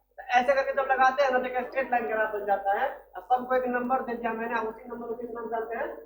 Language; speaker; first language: Hindi; native; Hindi